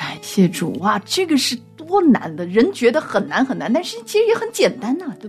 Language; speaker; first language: Chinese; native; Chinese